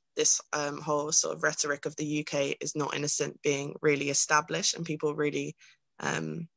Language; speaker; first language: English; native; English